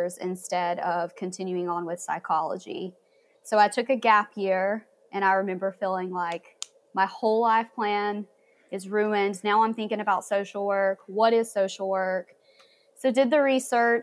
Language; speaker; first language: English; native; English